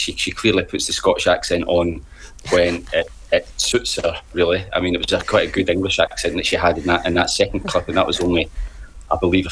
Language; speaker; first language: English; native; English